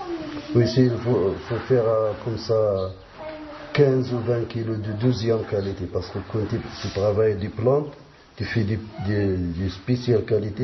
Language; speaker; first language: French; non-native, learner; Arabic